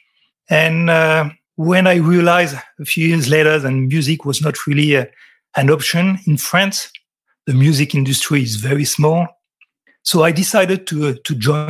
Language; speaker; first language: English; non-native, fluent; French